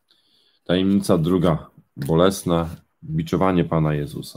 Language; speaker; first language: Polish; native; Polish